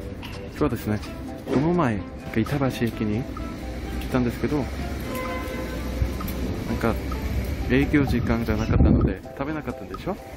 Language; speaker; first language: Japanese; non-native, fluent; Korean